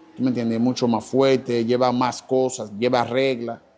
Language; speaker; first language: Spanish; non-native, fluent; Haitian Creole